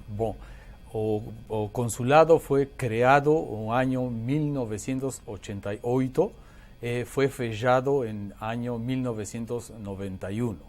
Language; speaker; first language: Portuguese; non-native, learner; Spanish